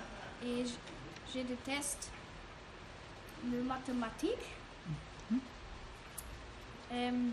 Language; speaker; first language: French; non-native, learner; German